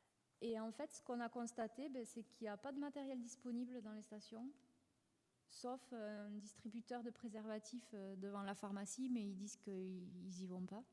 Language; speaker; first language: French; native; French